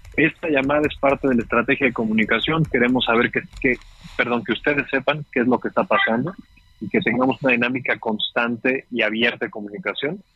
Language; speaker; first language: Spanish; native; Spanish